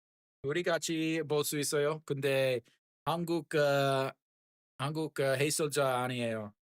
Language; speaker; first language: Korean; non-native, learner; English